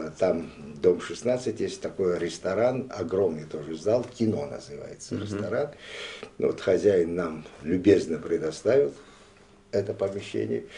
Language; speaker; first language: Russian; non-native, local second language; Abkhazian